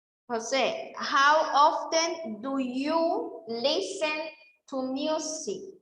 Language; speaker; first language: English; non-native, fluent; Spanish